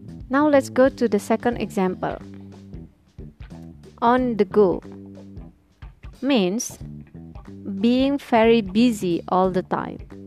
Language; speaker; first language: English; non-native, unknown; Indonesian